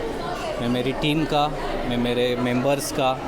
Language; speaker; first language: Hindi; native; Hindi